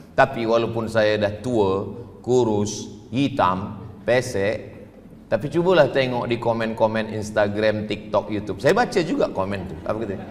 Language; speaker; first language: Malay; native; Malay